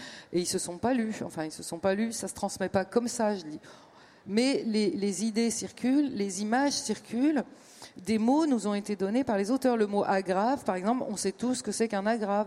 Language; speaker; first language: French; native; French